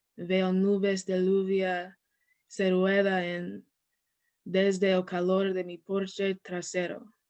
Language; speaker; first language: Spanish; non-native, learner; English